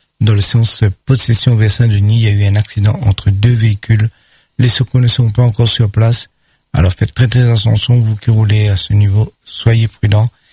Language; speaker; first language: French; native; French